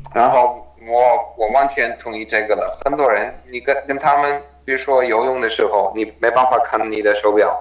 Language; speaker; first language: Chinese; non-native, fluent; German